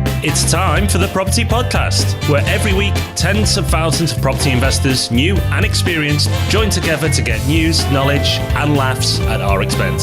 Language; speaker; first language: English; native; English